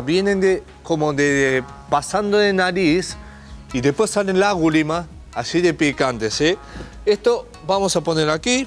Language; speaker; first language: Spanish; non-native, learner; Japanese